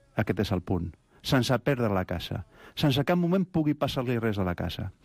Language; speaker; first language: Catalan; non-native, local second language; Spanish